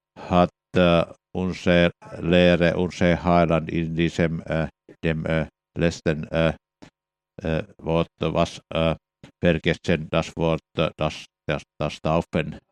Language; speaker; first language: German; non-native, fluent; Finnish